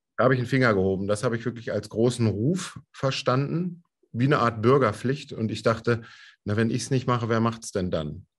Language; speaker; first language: German; native; German